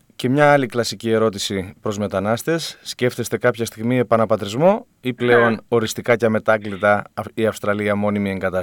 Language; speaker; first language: Greek; native; Greek